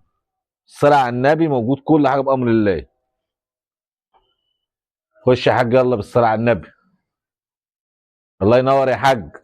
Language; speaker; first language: Arabic; native; Arabic